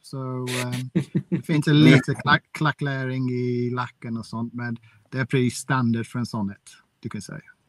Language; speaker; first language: Swedish; non-native, fluent; English